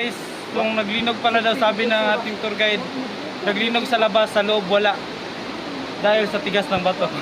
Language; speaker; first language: Filipino; non-native, local second language; Cebuano